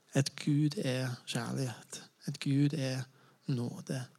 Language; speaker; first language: Norwegian; non-native, fluent; English